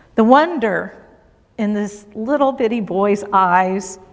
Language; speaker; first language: English; native; English